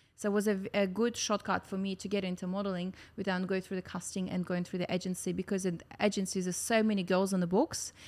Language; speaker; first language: English; non-native, fluent; Russian